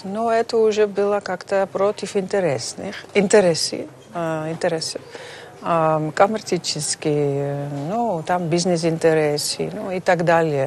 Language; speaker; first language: Russian; non-native, fluent; Dutch